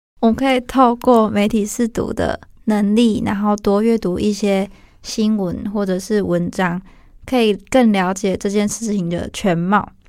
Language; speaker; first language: Chinese; native; Chinese